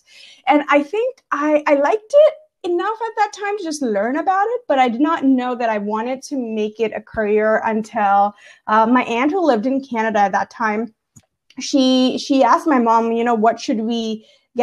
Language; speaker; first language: English; non-native, local second language; Gujarati